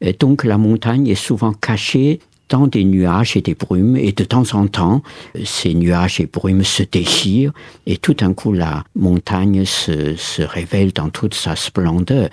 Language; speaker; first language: French; non-native, fluent; Chinese